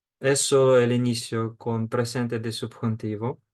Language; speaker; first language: Spanish; non-native, fluent; Ukrainian